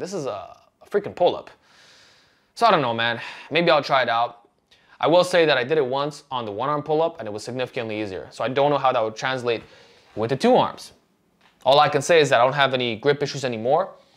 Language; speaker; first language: English; native; English